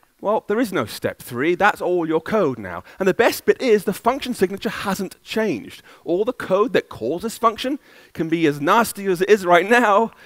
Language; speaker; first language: English; native; English